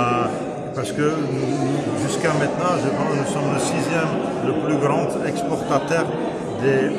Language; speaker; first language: French; non-native, fluent; Czech